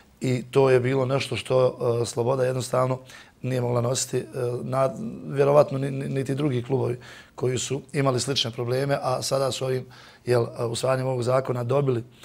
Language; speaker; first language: Bosnian; native; Bosnian